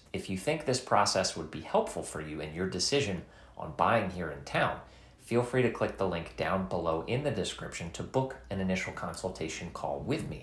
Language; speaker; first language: English; native; English